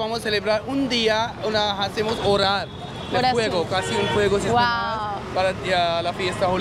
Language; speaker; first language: Spanish; non-native, learner; Hindi